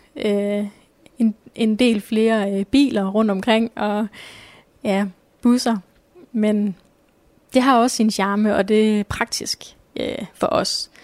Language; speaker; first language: Danish; native; Danish